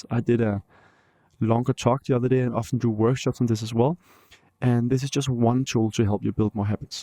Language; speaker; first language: English; non-native, fluent; Danish